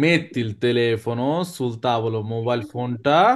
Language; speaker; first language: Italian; non-native, fluent; Bangla